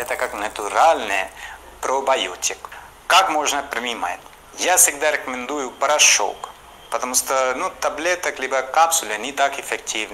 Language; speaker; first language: Russian; non-native, local second language; Kyrgyz